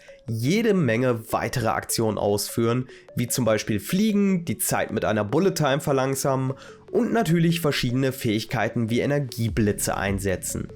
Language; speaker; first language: German; native; German